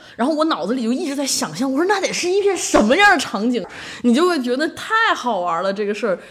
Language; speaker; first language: Chinese; native; Chinese